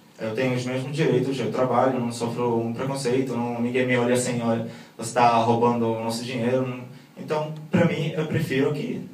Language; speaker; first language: Portuguese; non-native, fluent; Arabic